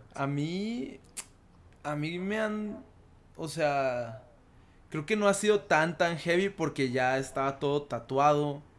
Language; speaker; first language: Spanish; early bilingual, heritage; Spanish